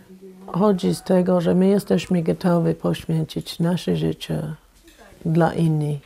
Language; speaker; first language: Polish; non-native, fluent; English